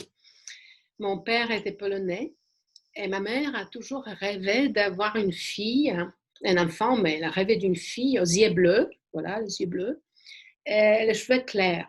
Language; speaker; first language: French; non-native, fluent; Polish